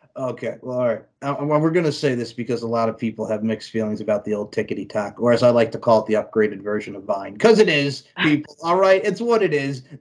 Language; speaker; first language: English; native; English